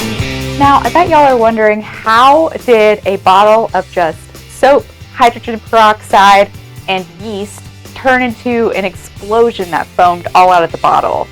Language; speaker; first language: English; native; English